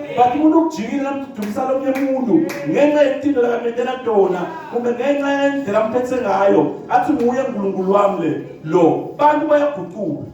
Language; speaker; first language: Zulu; non-native, local second language; Swati